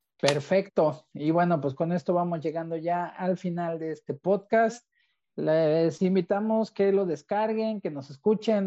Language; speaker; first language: Spanish; native; Spanish